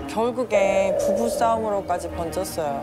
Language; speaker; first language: Korean; native; Korean